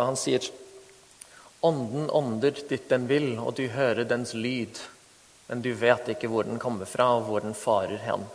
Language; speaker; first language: Norwegian; non-native, fluent; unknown